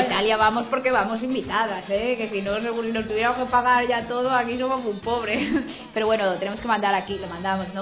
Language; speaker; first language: Spanish; native; Spanish